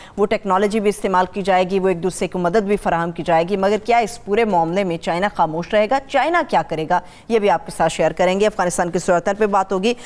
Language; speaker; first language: Urdu; native; Urdu